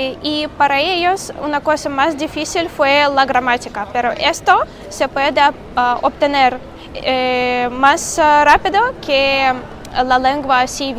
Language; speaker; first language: Spanish; non-native, fluent; Russian